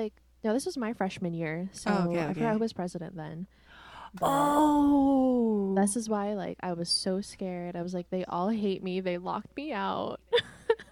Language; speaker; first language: English; non-native, local second language; Cebuano